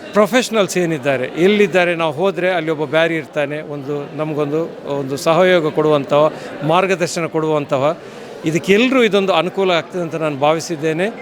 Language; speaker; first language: Kannada; non-native, local second language; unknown